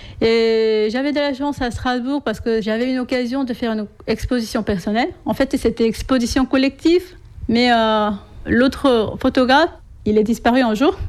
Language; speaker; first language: French; non-native, fluent; Korean